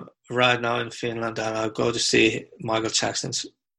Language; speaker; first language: English; non-native, fluent; Finnish